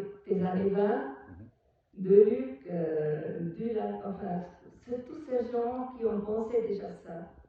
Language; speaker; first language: French; non-native, fluent; Portuguese